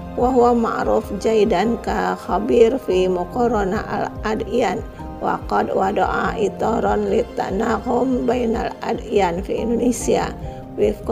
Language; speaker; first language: Arabic; non-native, learner; Indonesian